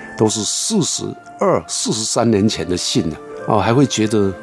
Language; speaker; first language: Chinese; non-native, local second language; Min Nan Chinese